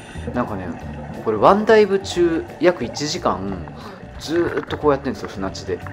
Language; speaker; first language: Japanese; native; Japanese